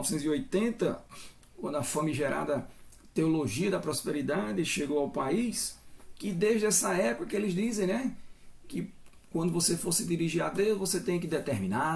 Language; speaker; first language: Portuguese; native; Portuguese